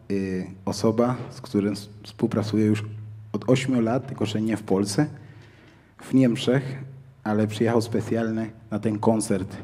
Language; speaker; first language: Polish; non-native, fluent; Spanish